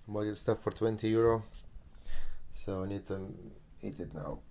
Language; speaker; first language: English; non-native, learner; Lithuanian